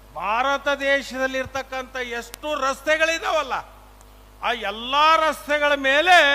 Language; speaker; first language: Kannada; native; Kannada